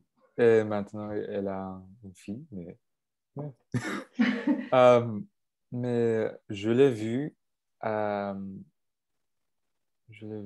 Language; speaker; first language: French; non-native, local second language; English